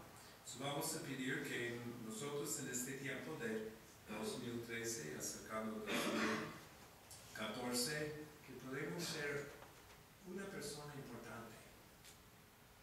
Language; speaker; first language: Spanish; non-native, fluent; English